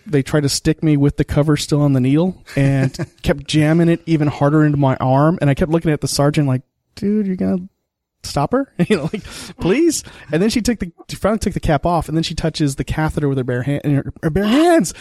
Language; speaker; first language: English; native; English